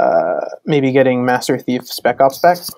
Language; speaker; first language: English; native; English